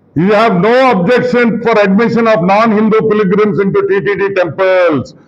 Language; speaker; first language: English; non-native, local second language; Telugu